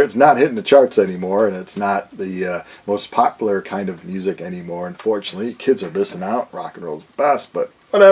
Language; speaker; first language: English; native; English